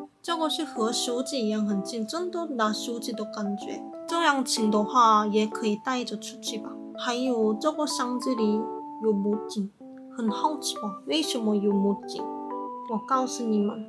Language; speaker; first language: Chinese; non-native, learner; Korean